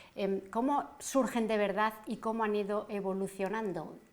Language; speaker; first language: Spanish; native; Spanish